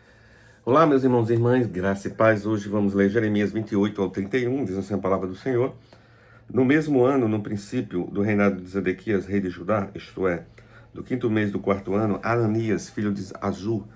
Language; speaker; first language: Portuguese; native; Portuguese